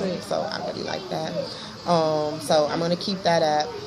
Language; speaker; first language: English; native; English